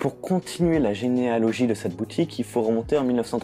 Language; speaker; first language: French; native; French